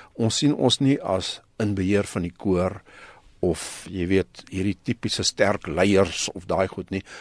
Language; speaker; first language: Afrikaans; native; Afrikaans